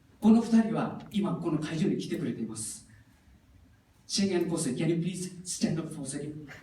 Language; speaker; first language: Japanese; non-native, fluent; Nepali